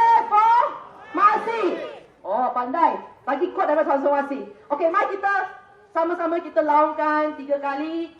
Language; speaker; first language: Malay; non-native, local second language; Chinese